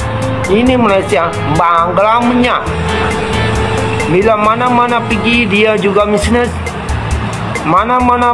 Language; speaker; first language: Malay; non-native, local second language; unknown